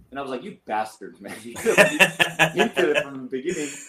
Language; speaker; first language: English; early bilingual, other home language; Armenian